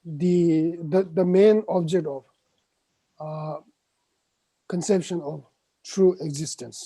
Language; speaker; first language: English; non-native, fluent; Tibetan